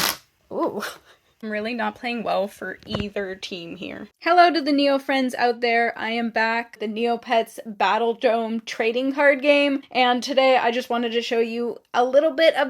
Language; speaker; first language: English; native; English